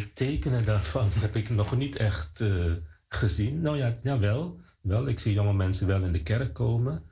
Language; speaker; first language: Dutch; non-native, fluent; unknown